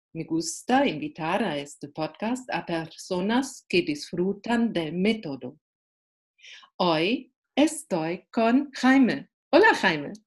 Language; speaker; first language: Spanish; non-native, fluent; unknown